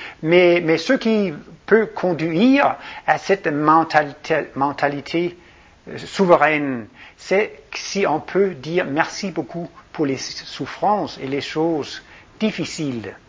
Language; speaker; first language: French; non-native, fluent; Danish